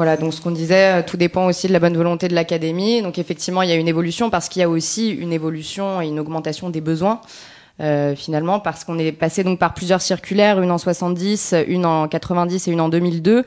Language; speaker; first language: French; native; French